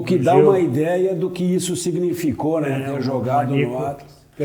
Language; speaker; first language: Portuguese; native; Portuguese